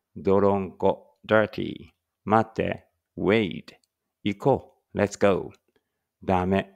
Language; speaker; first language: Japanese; native; Japanese